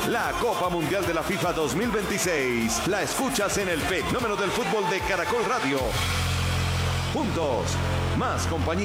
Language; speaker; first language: Spanish; native; Spanish